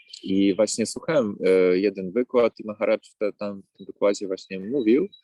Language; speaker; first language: Polish; native; Polish